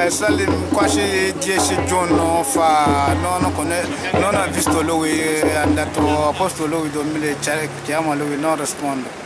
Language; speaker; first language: Italian; non-native, learner; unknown